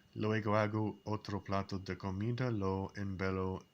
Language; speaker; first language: Spanish; non-native, learner; English